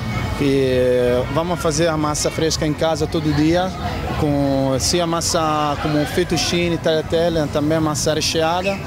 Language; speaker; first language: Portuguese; non-native, learner; Italian